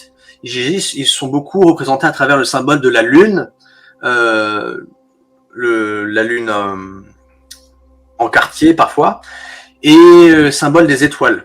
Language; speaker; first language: French; native; French